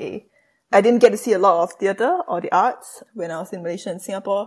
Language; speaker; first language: English; native; English